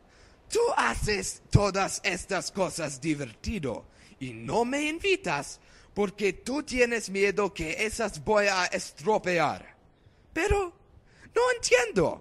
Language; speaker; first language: Spanish; non-native, learner; English